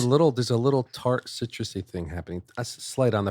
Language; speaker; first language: English; native; English